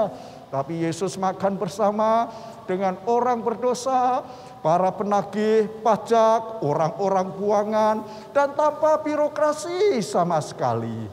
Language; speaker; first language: Indonesian; native; Indonesian